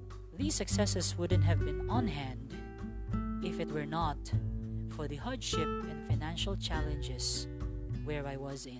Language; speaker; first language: English; non-native, local second language; Cebuano